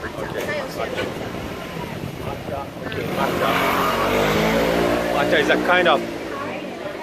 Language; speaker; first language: English; non-native, fluent; Portuguese